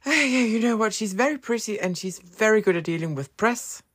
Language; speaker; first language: English; non-native, fluent; Danish